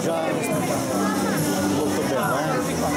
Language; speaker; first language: Italian; native; Italian